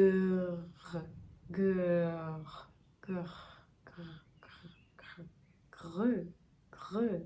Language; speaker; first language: French; native; French